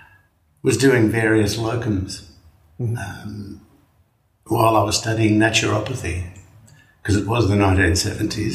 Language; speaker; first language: English; native; English